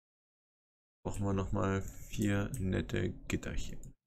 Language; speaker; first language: German; native; German